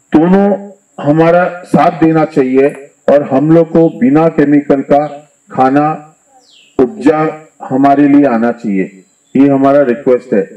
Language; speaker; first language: Hindi; non-native, local second language; Marathi